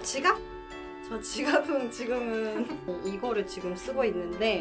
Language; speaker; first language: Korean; non-native, learner; Japanese